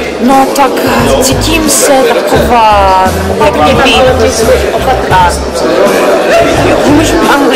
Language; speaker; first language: Czech; early bilingual, heritage; Czech